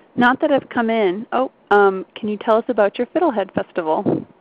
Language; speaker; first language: English; native; English